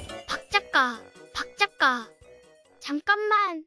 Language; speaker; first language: Korean; native; Korean